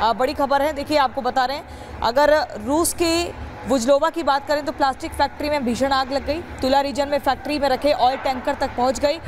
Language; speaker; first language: Hindi; native; Hindi